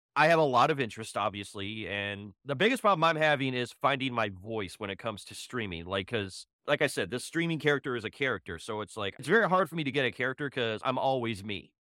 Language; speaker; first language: English; native; English